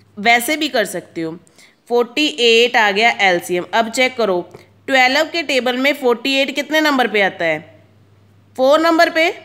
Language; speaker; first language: Hindi; non-native, local second language; Punjabi